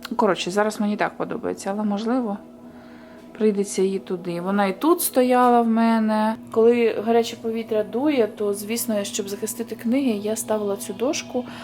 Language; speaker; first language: Ukrainian; native; Ukrainian